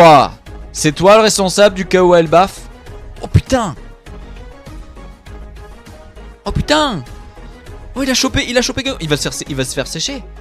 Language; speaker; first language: French; native; French